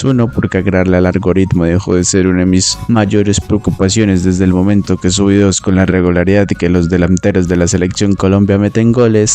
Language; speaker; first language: Spanish; native; Spanish